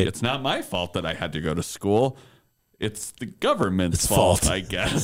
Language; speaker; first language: English; native; English